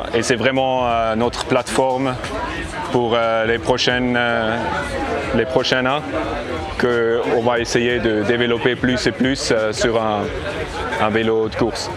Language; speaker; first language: French; non-native, learner; English